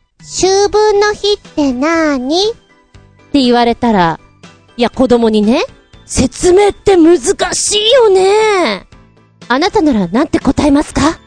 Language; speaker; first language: Japanese; native; Japanese